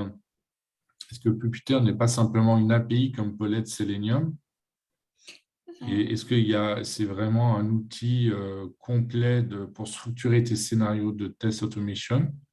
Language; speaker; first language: French; native; French